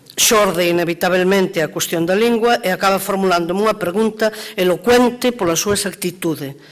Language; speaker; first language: Galician; native; Galician